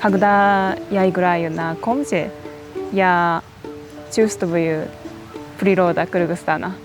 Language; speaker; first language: Russian; non-native, learner; Japanese